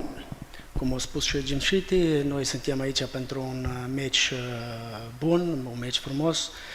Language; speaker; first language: Romanian; non-native, fluent; Albanian